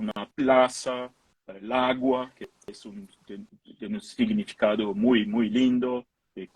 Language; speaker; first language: Spanish; non-native, fluent; Portuguese